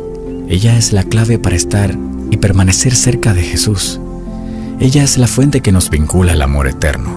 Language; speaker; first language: Spanish; native; Spanish